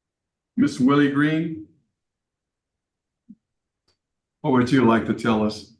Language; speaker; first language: English; native; English